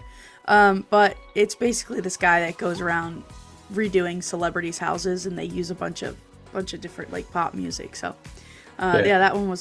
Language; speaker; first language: English; native; English